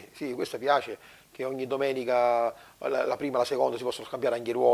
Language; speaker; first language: Italian; native; Italian